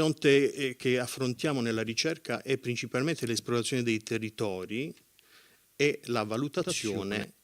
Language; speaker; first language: Italian; native; Italian